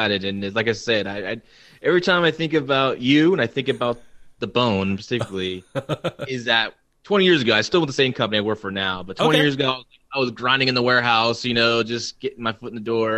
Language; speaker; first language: English; native; English